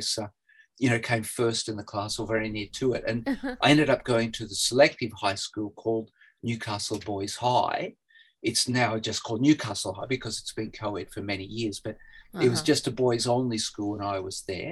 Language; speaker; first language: English; native; English